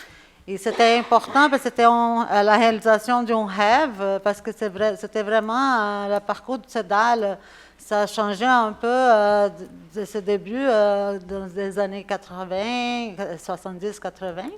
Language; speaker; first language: French; non-native, fluent; Spanish